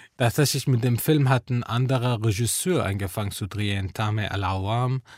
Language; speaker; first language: German; non-native, fluent; Arabic